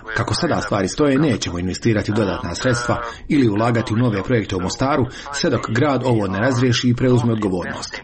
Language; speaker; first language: Serbian; native; Serbian